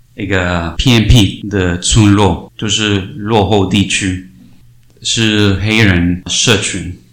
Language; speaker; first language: Chinese; non-native, fluent; Spanish